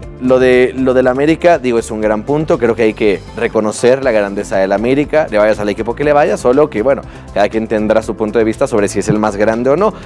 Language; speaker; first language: Spanish; native; Spanish